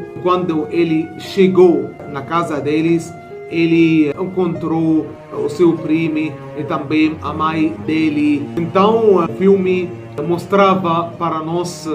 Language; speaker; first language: Portuguese; non-native, fluent; Arabic